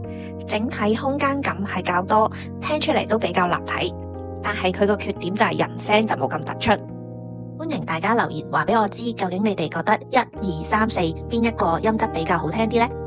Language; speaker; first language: Chinese; native; Chinese